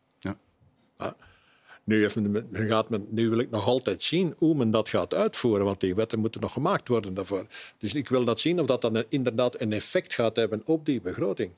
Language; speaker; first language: Dutch; native; Dutch